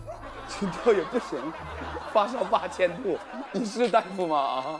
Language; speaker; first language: Chinese; native; Chinese